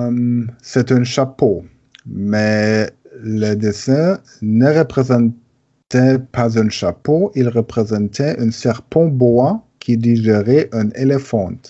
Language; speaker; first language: French; non-native, learner; German